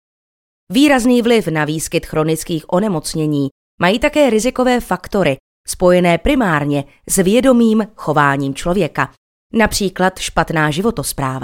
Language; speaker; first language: Czech; native; Czech